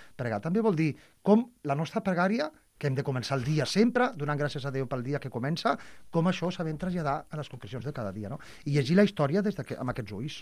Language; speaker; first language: Catalan; native; Catalan